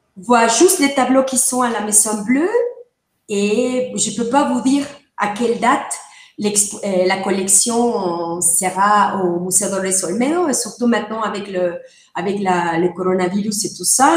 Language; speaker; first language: French; non-native, fluent; Spanish